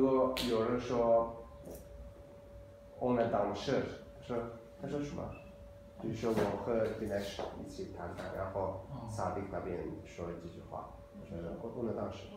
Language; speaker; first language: Chinese; non-native, fluent; Azerbaijani